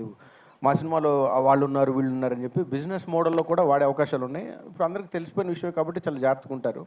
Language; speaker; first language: Telugu; native; Telugu